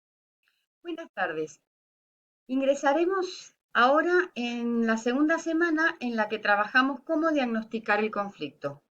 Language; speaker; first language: Spanish; native; Spanish